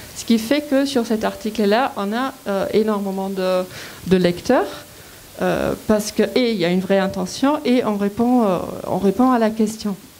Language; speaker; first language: French; non-native, fluent; German